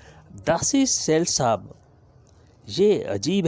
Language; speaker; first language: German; non-native, learner; Urdu